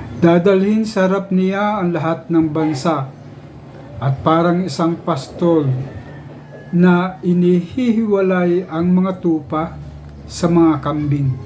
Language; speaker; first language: Filipino; native; Filipino